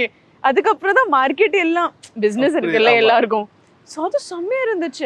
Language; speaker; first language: Tamil; non-native, local second language; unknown